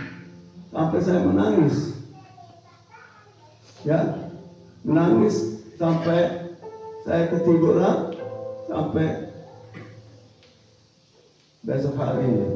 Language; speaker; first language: Indonesian; non-native, fluent; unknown